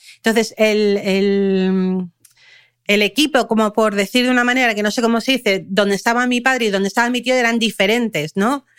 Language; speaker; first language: Spanish; native; Spanish